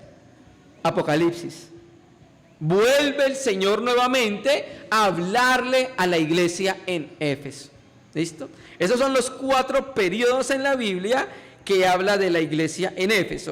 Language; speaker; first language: Spanish; native; Spanish